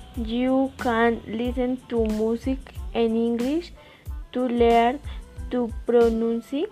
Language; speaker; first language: English; non-native, learner; Spanish